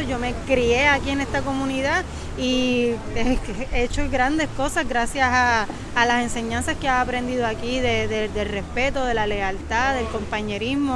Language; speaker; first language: Spanish; native; Spanish